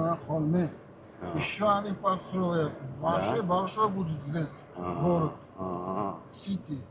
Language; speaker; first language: Russian; non-native, local second language; Uzbek